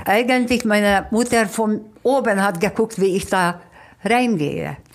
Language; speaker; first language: German; non-native, fluent; Hungarian